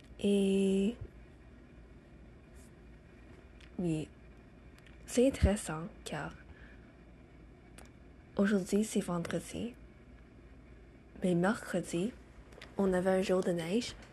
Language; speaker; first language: French; non-native, learner; English